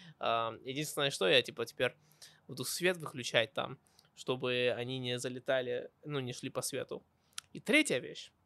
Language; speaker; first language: Russian; early bilingual, heritage; Russian